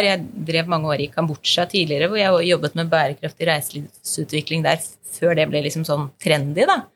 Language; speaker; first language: Norwegian; native; Norwegian